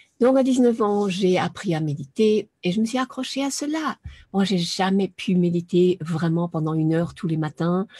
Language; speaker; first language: French; non-native, fluent; German